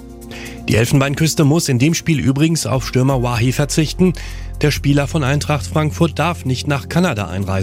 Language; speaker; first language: German; native; German